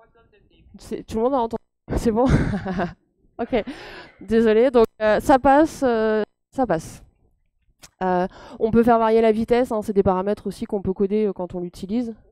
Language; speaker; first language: French; native; French